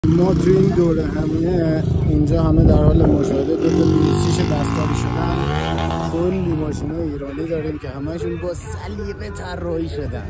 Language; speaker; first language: Persian; native; Persian